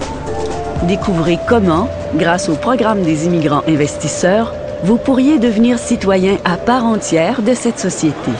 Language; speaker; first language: French; native; French